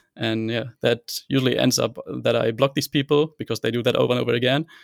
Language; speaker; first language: English; non-native, fluent; German